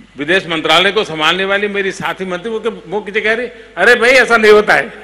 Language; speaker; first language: Hindi; non-native, local second language; Gujarati